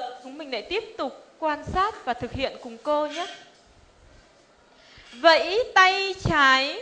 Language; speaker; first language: Vietnamese; native; Vietnamese